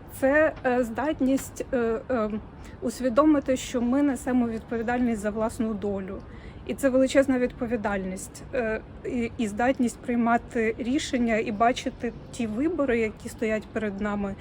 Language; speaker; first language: Ukrainian; native; Ukrainian